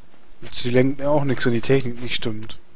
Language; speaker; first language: German; native; German